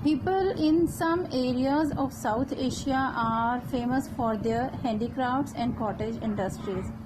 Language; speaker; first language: English; non-native, local second language; Urdu